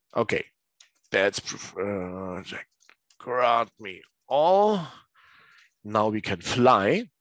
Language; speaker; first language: English; non-native, learner; German